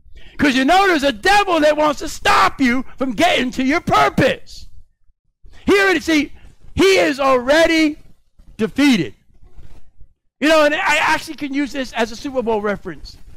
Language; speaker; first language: English; native; English